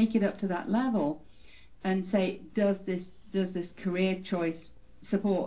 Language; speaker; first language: English; native; English